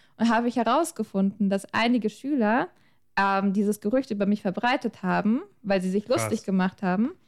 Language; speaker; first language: German; native; German